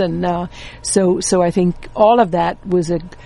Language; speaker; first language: English; non-native, fluent; Danish